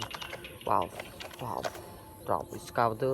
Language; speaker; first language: English; non-native, learner; Vietnamese